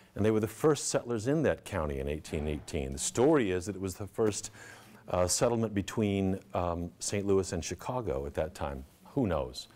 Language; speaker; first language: English; native; English